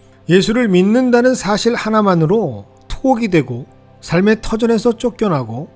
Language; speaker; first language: Korean; native; Korean